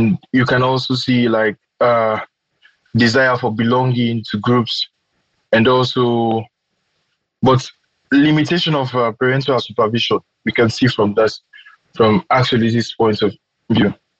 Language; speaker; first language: English; non-native, local second language; Krio